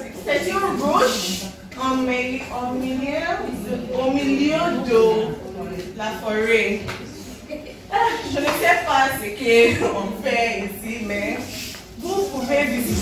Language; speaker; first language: French; non-native, learner; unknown